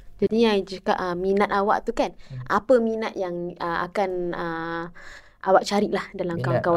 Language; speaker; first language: Malay; native; Malay